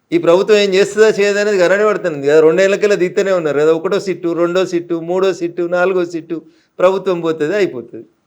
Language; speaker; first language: Telugu; native; Telugu